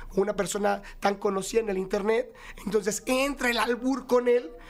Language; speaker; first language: Spanish; native; Spanish